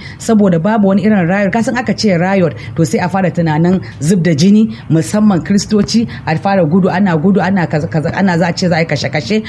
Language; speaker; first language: Hausa; non-native, local second language; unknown